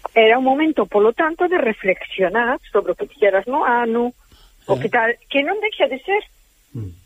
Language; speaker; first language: Galician; native; Galician